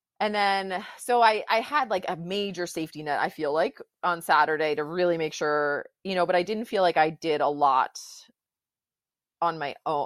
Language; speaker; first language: English; native; English